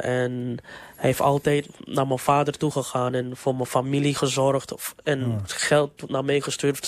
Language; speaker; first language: Dutch; non-native, local second language; English